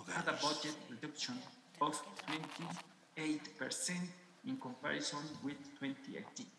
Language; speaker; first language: English; non-native, fluent; Spanish